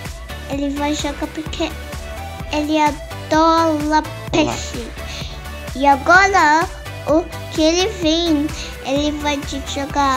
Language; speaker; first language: Portuguese; early bilingual, heritage; Portuguese